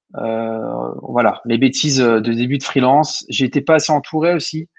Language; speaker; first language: French; native; French